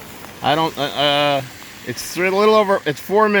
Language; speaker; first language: English; native; English